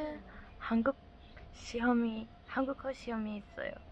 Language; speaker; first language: Korean; non-native, learner; English